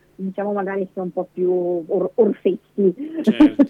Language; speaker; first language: Italian; native; Italian